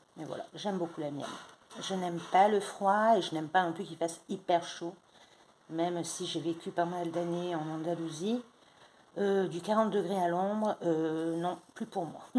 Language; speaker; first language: French; non-native, fluent; Spanish